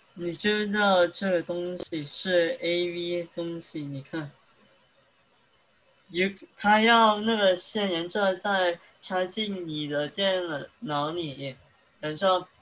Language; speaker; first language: Chinese; early bilingual, heritage; English